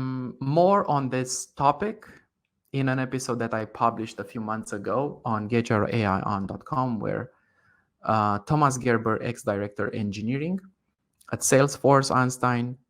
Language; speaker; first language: English; non-native, fluent; Romanian